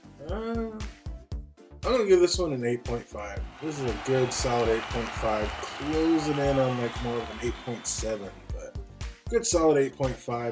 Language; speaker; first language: English; native; English